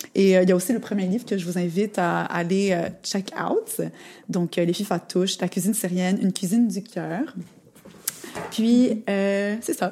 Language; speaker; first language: French; native; French